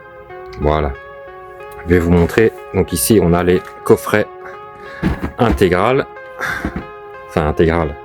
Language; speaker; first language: French; native; French